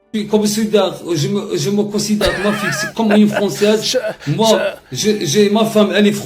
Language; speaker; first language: French; non-native, learner; Arabic